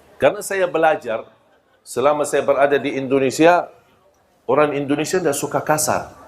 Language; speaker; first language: Malay; non-native, fluent; Arabic